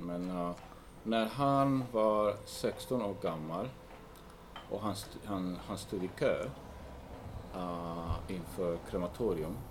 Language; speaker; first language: Swedish; non-native, fluent; English